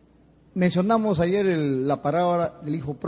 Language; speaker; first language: Spanish; native; Spanish